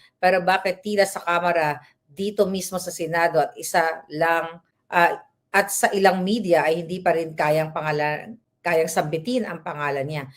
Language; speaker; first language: Filipino; native; Filipino